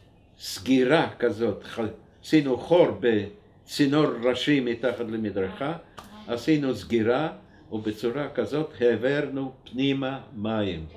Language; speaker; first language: Hebrew; non-native, fluent; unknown